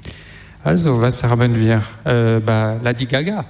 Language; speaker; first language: German; non-native, learner; French